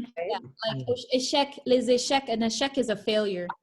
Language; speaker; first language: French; non-native, fluent; English